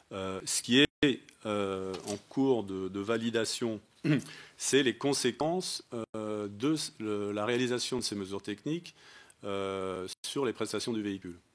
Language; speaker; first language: French; native; French